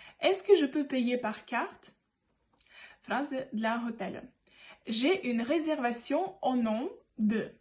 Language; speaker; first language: French; non-native, fluent; Ukrainian